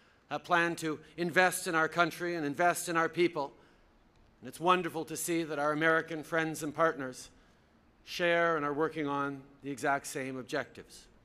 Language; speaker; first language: English; early bilingual, other home language; French